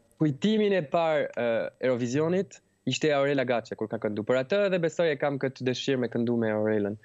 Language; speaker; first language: Albanian; early bilingual, heritage; Albanian